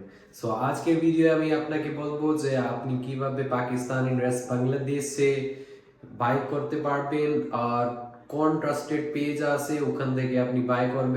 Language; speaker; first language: Bangla; non-native, fluent; Urdu